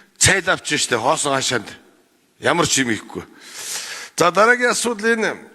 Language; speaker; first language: Mongolian; non-native, local second language; Kazakh